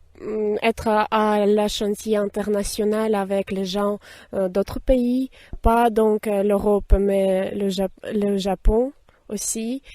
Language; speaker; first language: French; non-native, fluent; Russian